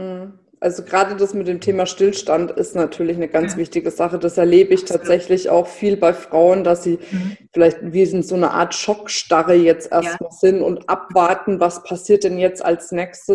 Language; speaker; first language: German; native; German